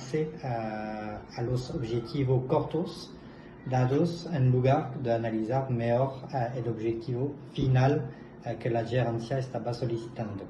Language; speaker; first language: Spanish; non-native, fluent; French